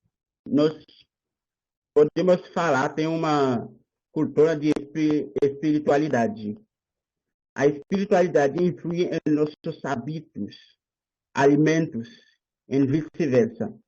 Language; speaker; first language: Portuguese; non-native, learner; Haitian Creole